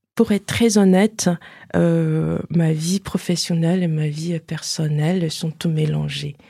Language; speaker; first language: French; non-native, fluent; Chinese